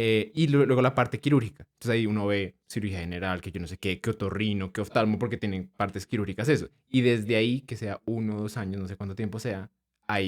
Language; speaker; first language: Spanish; native; Spanish